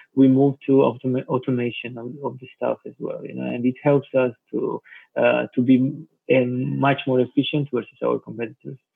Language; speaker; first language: English; non-native, fluent; Georgian